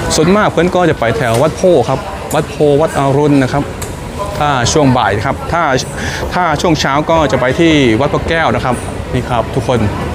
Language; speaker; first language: Thai; non-native, local second language; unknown